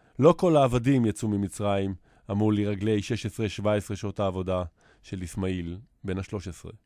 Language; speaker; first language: Hebrew; native; Hebrew